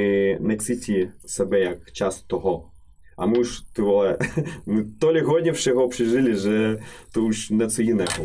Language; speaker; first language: Czech; non-native, learner; Russian